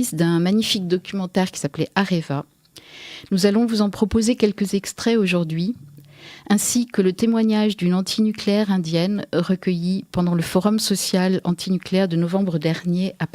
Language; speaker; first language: French; native; French